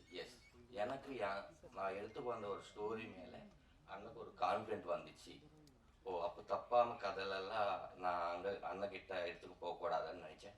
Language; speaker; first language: Tamil; non-native, learner; Telugu